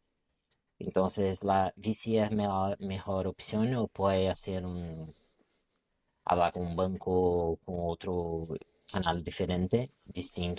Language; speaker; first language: Spanish; non-native, local second language; Portuguese